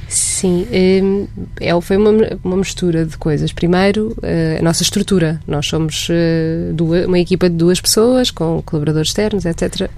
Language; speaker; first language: Portuguese; native; Portuguese